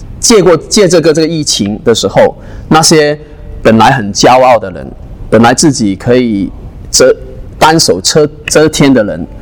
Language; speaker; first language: Chinese; non-native, local second language; Cantonese